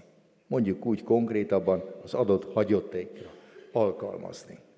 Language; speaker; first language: Hungarian; native; Hungarian